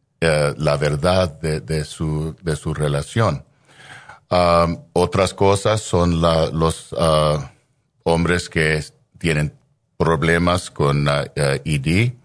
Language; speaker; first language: Spanish; early bilingual, heritage; Spanish